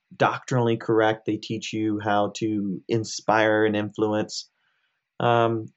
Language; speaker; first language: English; native; English